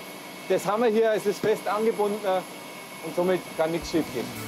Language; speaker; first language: German; native; German